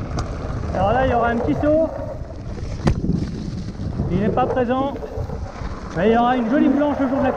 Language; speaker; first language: French; native; French